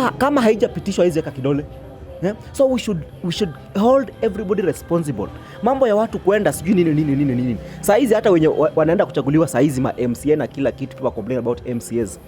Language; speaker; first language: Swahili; native; Swahili